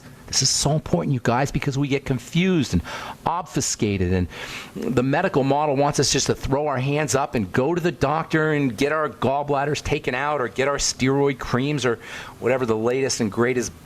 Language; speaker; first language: English; native; English